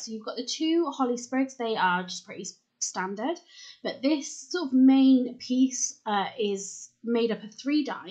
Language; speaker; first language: English; native; English